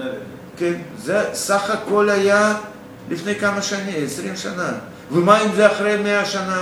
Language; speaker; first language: Hebrew; non-native, fluent; Russian